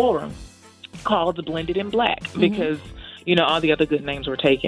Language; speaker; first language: English; native; English